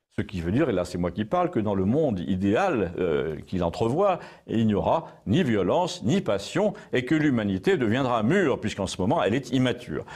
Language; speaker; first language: French; native; French